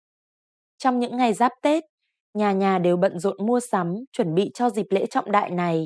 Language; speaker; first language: Vietnamese; native; Vietnamese